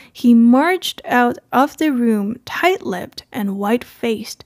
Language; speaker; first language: English; non-native, fluent; Chinese